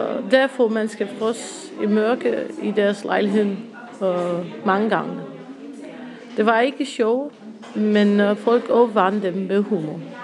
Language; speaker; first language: Danish; non-native, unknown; Romanian